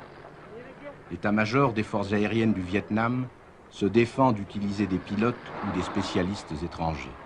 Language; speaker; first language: French; native; French